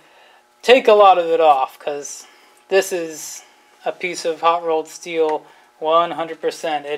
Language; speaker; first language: English; native; English